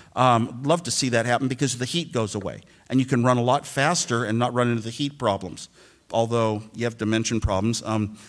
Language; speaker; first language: English; native; English